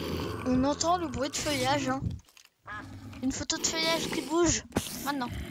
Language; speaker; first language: French; native; French